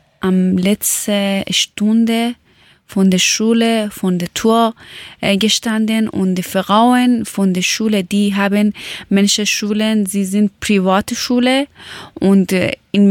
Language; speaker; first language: German; non-native, learner; Persian